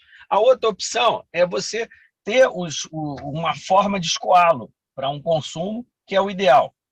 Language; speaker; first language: Portuguese; native; Portuguese